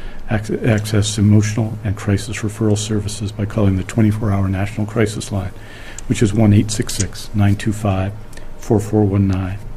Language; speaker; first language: English; native; English